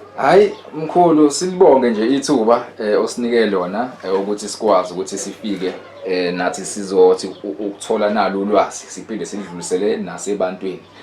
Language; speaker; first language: Zulu; native; Zulu